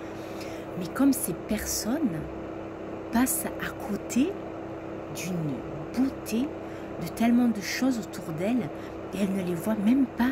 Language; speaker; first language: French; native; French